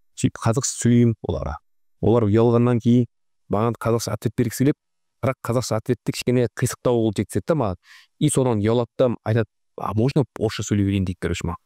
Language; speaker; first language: Kazakh; native; Kazakh